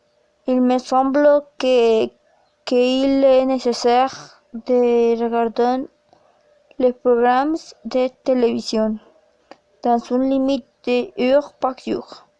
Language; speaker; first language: French; non-native, learner; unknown